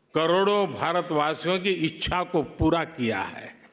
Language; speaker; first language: Hindi; non-native, local second language; Gujarati